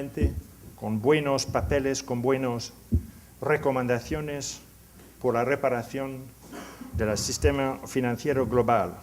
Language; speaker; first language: Spanish; non-native, learner; English